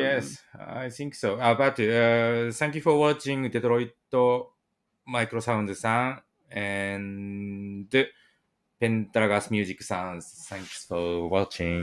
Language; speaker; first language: English; non-native, learner; Japanese